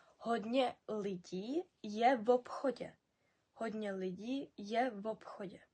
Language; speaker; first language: Czech; non-native, fluent; Ukrainian